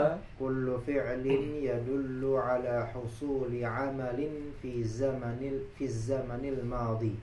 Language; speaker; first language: Arabic; non-native, fluent; Indonesian